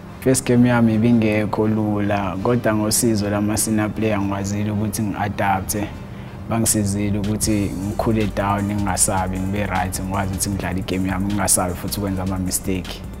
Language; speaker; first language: Zulu; non-native, local second language; Xhosa